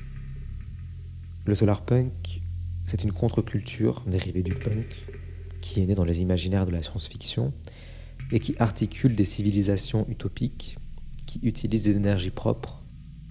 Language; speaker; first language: French; native; French